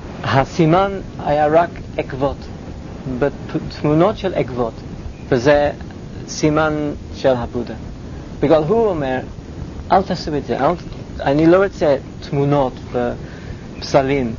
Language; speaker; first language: Hebrew; non-native, fluent; English